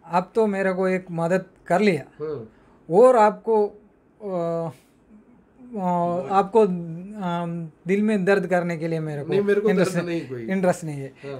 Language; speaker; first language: Hindi; non-native, local second language; Malayalam